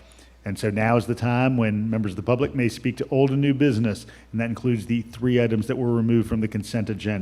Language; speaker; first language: English; native; English